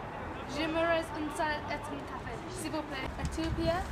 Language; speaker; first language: French; non-native, learner; English